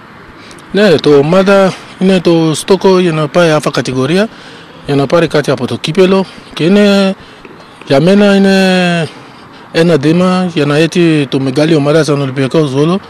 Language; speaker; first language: Greek; non-native, learner; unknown